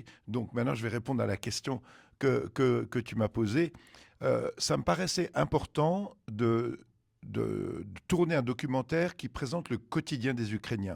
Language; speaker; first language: French; native; French